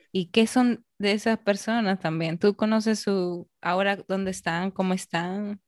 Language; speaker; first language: Spanish; native; Spanish